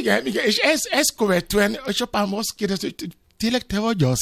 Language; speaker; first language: Hungarian; non-native, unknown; Yoruba